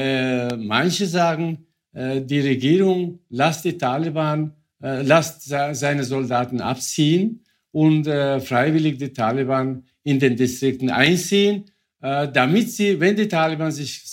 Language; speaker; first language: German; non-native, fluent; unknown